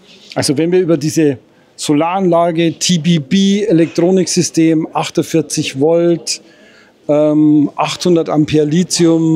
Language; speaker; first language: German; native; German